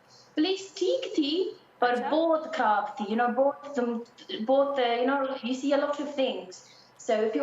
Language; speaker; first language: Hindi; early bilingual, heritage; Sindhi